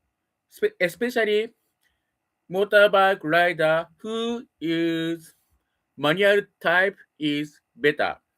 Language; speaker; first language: English; non-native, learner; Japanese